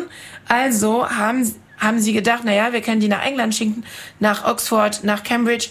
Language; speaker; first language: German; non-native, fluent; French